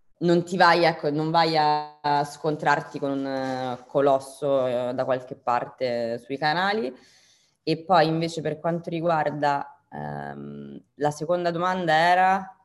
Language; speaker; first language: Italian; native; Italian